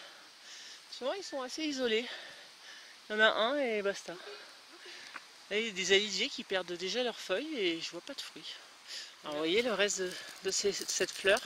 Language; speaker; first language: French; native; French